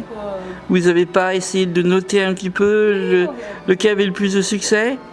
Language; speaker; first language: French; native; French